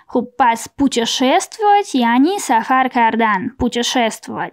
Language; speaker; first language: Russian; non-native, fluent; Persian